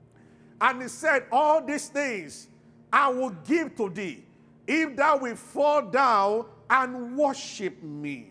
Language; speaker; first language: English; non-native, local second language; Yoruba